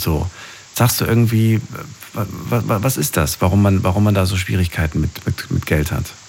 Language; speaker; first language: German; native; German